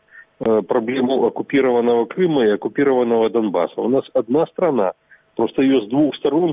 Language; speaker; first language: Russian; native; Russian